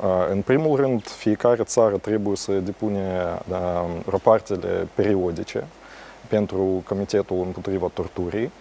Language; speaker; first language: Romanian; non-native, local second language; Russian